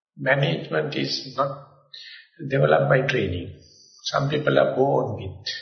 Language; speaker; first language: English; non-native, local second language; Sinhala